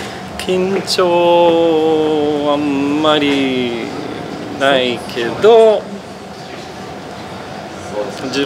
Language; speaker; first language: Japanese; non-native, fluent; English